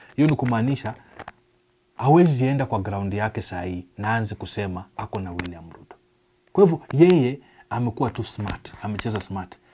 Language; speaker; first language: Swahili; non-native, local second language; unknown